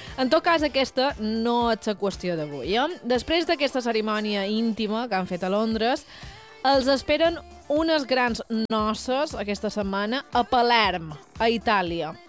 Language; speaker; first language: Catalan; native; Catalan